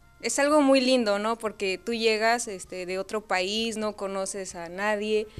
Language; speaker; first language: Spanish; native; Spanish